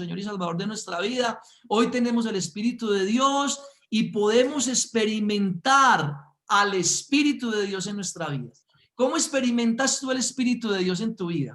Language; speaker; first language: Spanish; native; Spanish